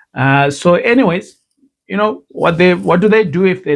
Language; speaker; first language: English; non-native, local second language; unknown